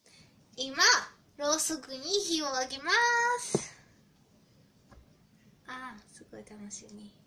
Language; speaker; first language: Japanese; non-native, fluent; German